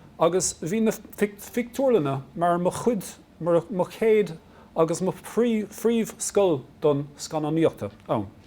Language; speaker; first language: Irish; non-native, local second language; English